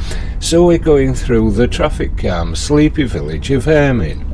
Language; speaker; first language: English; native; English